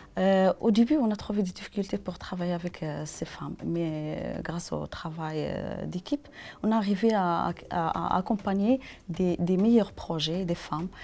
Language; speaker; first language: French; non-native, local second language; Arabic